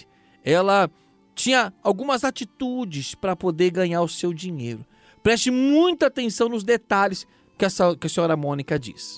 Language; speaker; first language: Portuguese; native; Portuguese